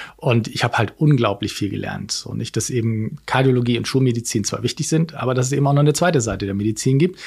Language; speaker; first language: German; native; German